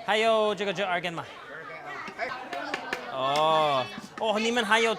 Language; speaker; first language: Chinese; non-native, learner; English